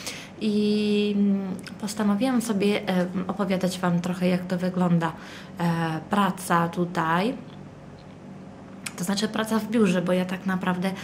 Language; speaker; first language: Polish; early bilingual, heritage; Italian